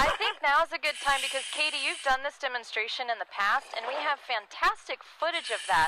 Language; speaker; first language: English; native; English